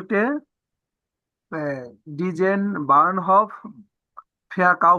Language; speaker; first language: German; non-native, learner; Bangla